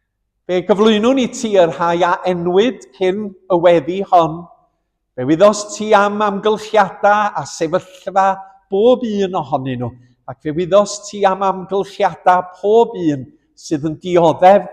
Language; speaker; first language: Welsh; native; Welsh